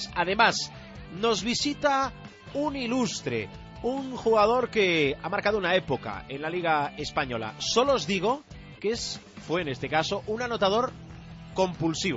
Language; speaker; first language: Spanish; native; Spanish